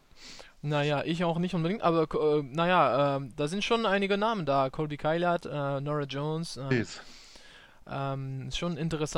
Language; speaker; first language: German; non-native, fluent; French